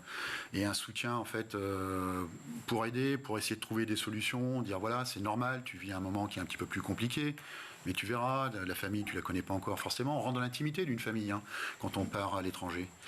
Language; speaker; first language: French; native; French